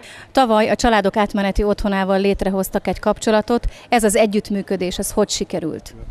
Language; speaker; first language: Hungarian; native; Hungarian